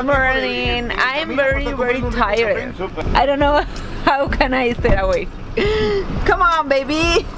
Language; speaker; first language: English; non-native, learner; Spanish